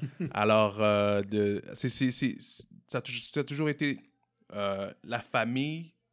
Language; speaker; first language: French; native; French